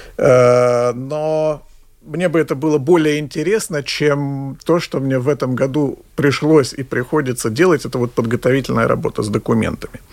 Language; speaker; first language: Russian; native; Russian